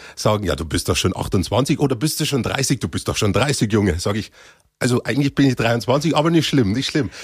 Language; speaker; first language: German; native; German